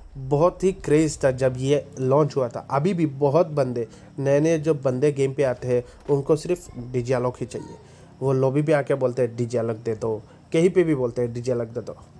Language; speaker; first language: Hindi; native; Hindi